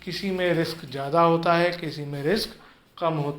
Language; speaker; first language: Hindi; native; Hindi